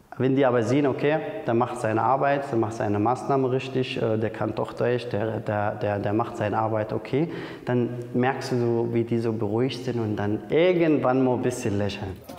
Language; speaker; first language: German; non-native, fluent; Arabic